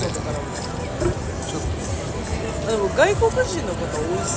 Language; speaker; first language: Japanese; native; Japanese